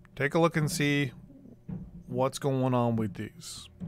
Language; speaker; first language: English; native; English